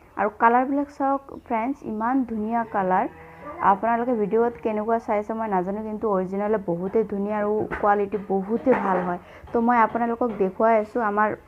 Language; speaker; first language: Assamese; non-native, local second language; Bangla